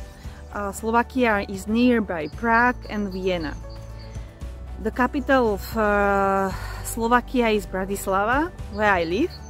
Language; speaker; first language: English; non-native, learner; Slovak